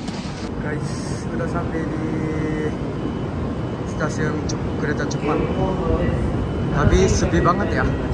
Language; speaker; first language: Indonesian; non-native, fluent; Japanese